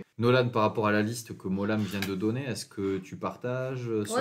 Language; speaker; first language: French; native; French